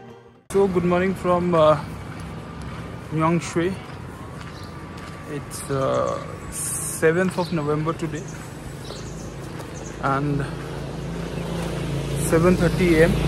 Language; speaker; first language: English; non-native, local second language; Hindi